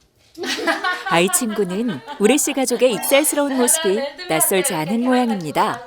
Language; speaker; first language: Korean; native; Korean